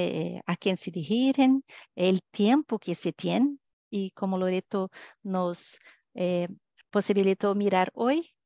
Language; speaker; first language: Spanish; non-native, fluent; Portuguese